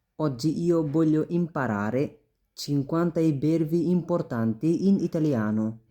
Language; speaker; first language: Italian; non-native, learner; Bangla